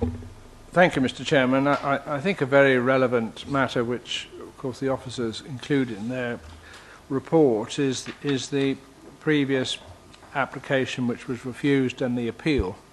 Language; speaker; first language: English; native; English